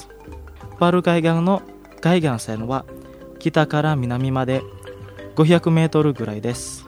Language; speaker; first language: Japanese; non-native, fluent; Indonesian